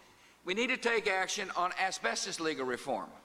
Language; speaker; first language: English; native; English